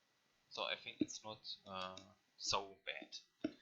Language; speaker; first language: English; non-native, learner; German